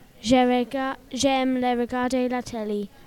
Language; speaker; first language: French; non-native, learner; English